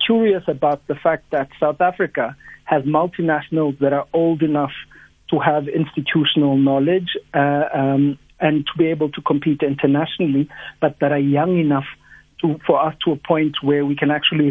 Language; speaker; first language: English; non-native, local second language; Xhosa